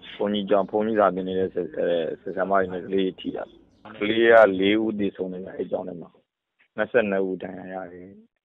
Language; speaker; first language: Burmese; native; Burmese